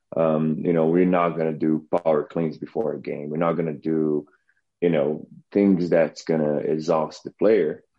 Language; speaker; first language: English; non-native, fluent; Portuguese